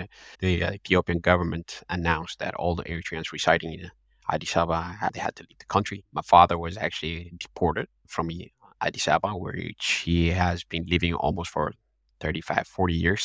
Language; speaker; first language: English; non-native, fluent; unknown